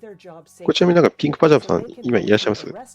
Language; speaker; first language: Japanese; native; Japanese